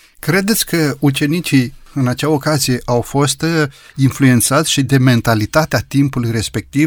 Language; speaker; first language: Romanian; native; Romanian